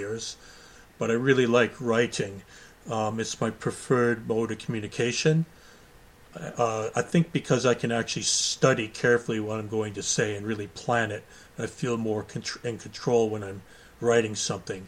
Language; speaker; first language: English; native; English